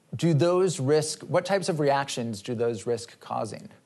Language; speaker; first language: English; native; English